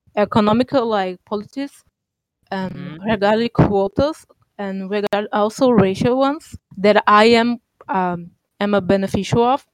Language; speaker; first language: English; non-native, fluent; Portuguese